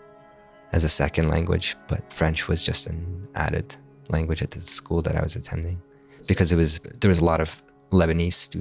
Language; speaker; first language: English; non-native, fluent; Arabic